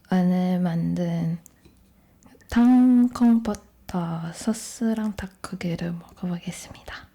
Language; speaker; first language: Korean; non-native, learner; French